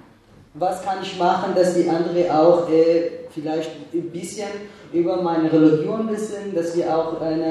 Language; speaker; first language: German; non-native, fluent; Kurdish